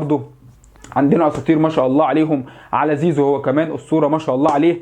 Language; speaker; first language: Arabic; native; Arabic